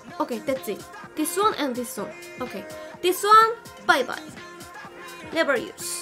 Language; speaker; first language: English; non-native, learner; Korean